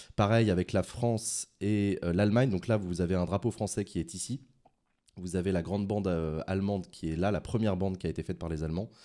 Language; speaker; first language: French; native; French